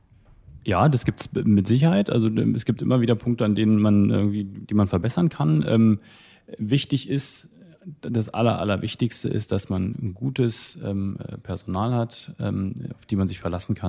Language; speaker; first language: German; native; German